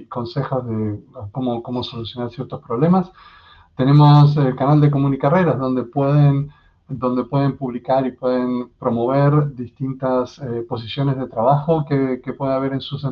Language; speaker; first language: Spanish; native; Spanish